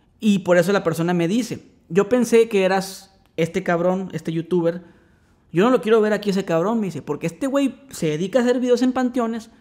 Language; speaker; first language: Spanish; native; Spanish